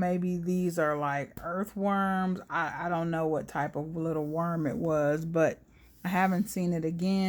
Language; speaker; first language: English; native; English